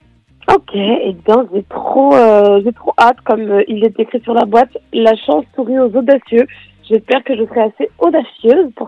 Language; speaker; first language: French; native; French